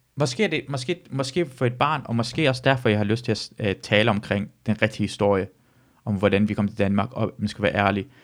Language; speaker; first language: Danish; early bilingual, other home language; Persian